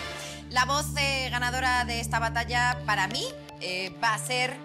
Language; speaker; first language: Spanish; native; Spanish